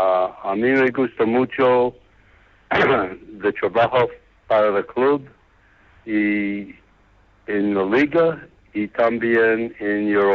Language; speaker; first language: Spanish; non-native, learner; English